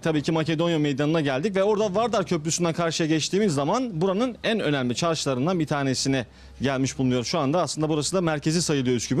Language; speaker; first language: Turkish; native; Turkish